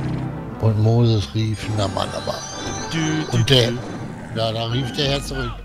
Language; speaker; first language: German; native; German